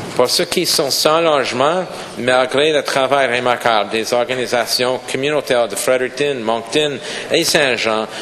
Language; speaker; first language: French; non-native, local second language; English